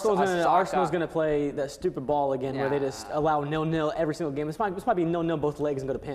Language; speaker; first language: English; native; English